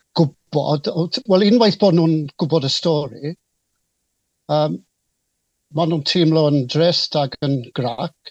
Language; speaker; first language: Welsh; non-native, local second language; English